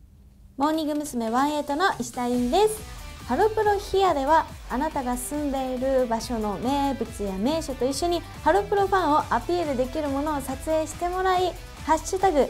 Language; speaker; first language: Japanese; native; Japanese